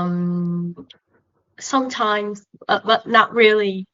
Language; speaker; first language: English; non-native, learner; Vietnamese